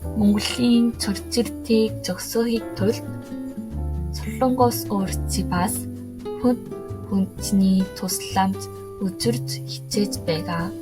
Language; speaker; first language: Mongolian; non-native, learner; Korean